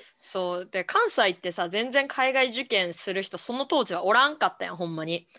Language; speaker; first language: Japanese; early bilingual, other home language; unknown